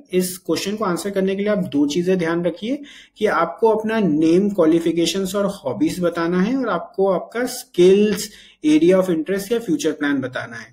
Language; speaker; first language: Hindi; native; Hindi